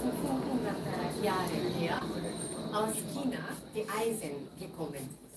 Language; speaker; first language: German; non-native, fluent; Japanese